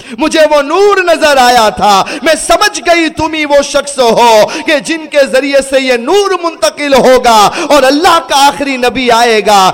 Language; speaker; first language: Urdu; early bilingual, heritage; Urdu